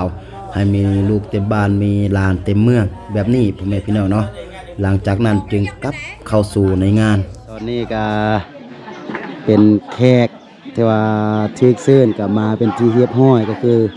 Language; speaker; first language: Thai; non-native, local second language; Lao